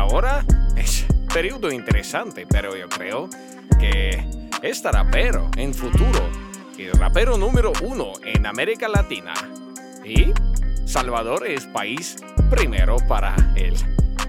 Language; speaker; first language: Spanish; non-native, learner; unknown